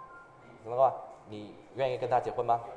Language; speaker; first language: Chinese; non-native, fluent; Vietnamese